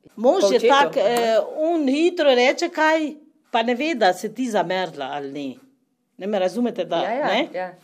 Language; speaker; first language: Slovenian; non-native, fluent; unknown